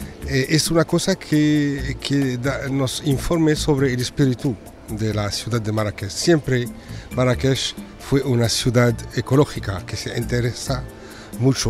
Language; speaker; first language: Spanish; non-native, fluent; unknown